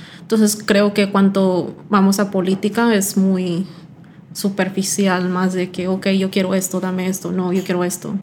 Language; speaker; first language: Spanish; early bilingual, heritage; Spanish